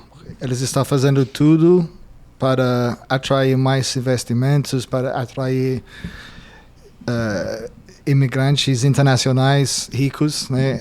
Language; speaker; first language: Portuguese; non-native, fluent; English